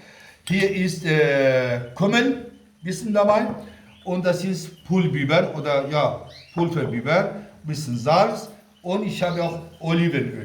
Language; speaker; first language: German; non-native, local second language; Kurdish